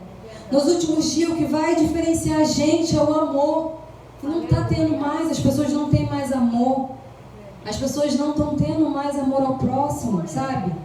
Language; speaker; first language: Portuguese; native; Portuguese